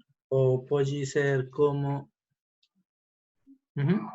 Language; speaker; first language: Portuguese; non-native, fluent; Spanish